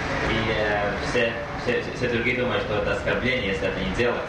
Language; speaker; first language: Russian; native; Russian